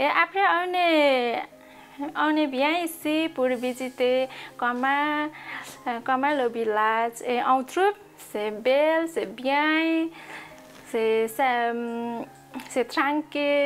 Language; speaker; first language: French; non-native, learner; Nepali